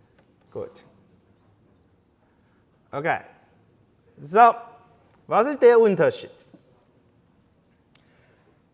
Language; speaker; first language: German; non-native, fluent; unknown